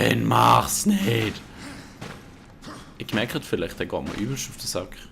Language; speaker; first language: German; native; German